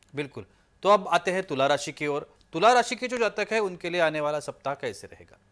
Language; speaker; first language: Hindi; non-native, local second language; Marathi